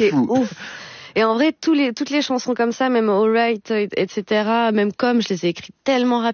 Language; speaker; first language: French; native; French